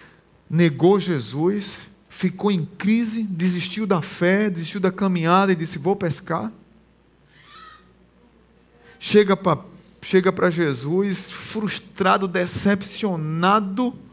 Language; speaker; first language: Portuguese; native; Portuguese